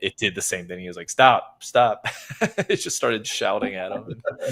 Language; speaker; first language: English; native; English